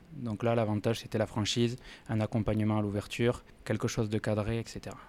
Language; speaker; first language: French; native; French